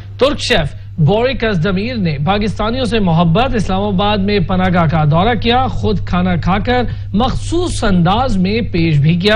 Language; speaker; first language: Urdu; native; Urdu